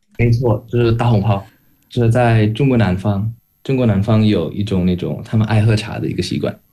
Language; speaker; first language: Chinese; non-native, fluent; Indonesian